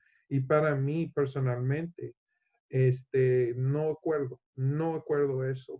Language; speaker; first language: Spanish; non-native, learner; English